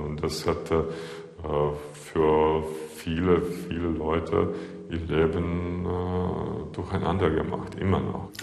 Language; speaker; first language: German; non-native, fluent; Latvian